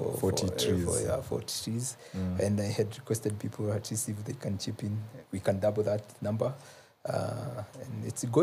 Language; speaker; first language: English; non-native, local second language; Kikuyu